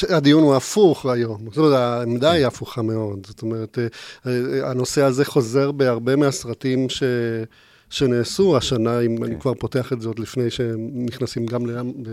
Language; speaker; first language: Hebrew; non-native, fluent; Spanish